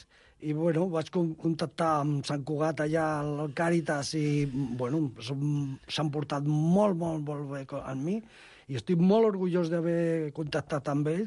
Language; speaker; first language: Catalan; non-native, local second language; Spanish